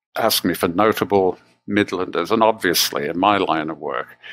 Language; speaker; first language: English; native; English